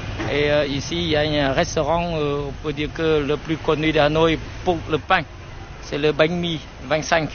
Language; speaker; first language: French; non-native, fluent; Vietnamese